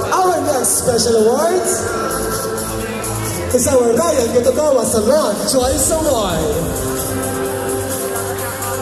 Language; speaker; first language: English; non-native, local second language; Filipino